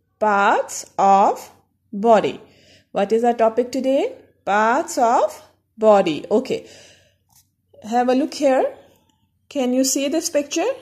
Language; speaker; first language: English; non-native, local second language; Urdu